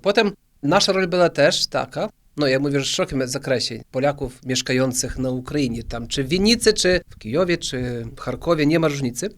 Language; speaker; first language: Polish; early bilingual, heritage; Polish